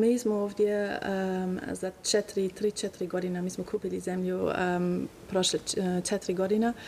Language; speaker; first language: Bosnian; non-native, learner; German